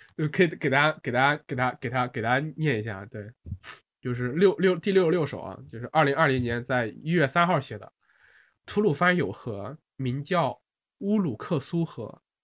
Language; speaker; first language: Chinese; native; Chinese